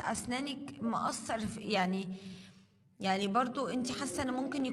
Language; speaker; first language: Arabic; native; Arabic